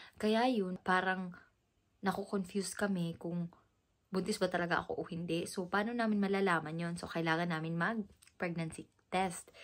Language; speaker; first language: Filipino; non-native, local second language; Cebuano